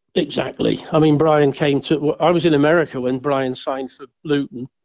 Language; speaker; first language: English; native; English